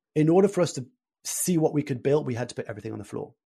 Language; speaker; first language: English; early bilingual, other home language; French